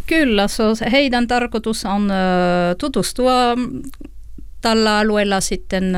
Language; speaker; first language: Finnish; non-native, learner; French